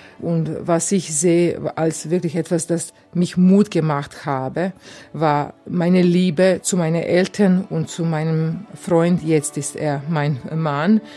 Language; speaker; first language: German; non-native, fluent; Croatian